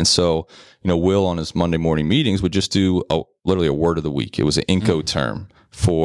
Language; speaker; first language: English; native; English